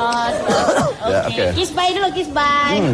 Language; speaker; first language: English; non-native, learner; Indonesian